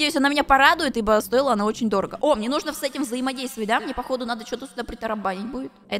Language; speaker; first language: Russian; native; Russian